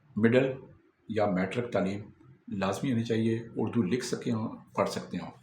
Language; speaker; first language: Urdu; non-native, local second language; Pashto